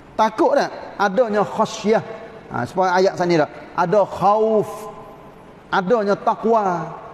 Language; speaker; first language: Malay; native; Malay